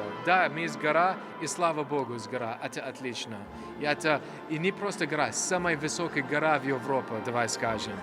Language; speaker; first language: Russian; non-native, learner; English